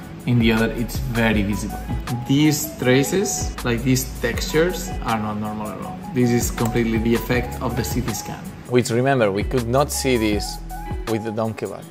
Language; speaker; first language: English; non-native, fluent; Spanish